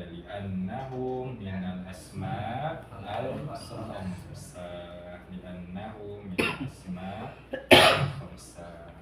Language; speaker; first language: Arabic; non-native, fluent; Indonesian